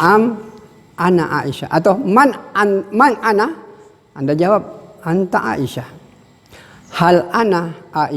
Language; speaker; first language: Arabic; non-native, fluent; Indonesian